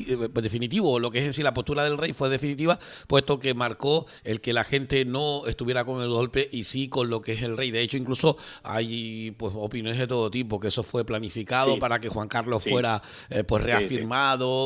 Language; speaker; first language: Spanish; native; Spanish